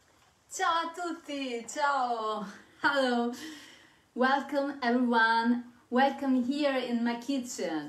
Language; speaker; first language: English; non-native, fluent; Italian